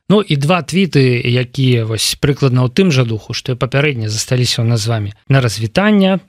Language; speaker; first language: Belarusian; non-native, local second language; Russian